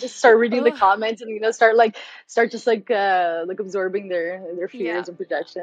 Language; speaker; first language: English; native; English